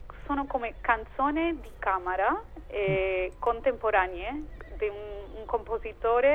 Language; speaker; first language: Italian; non-native, fluent; Spanish